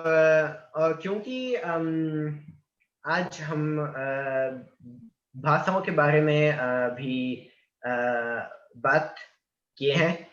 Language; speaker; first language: Hindi; non-native, learner; Italian